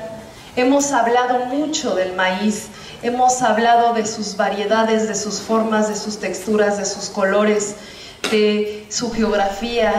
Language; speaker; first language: Spanish; native; Spanish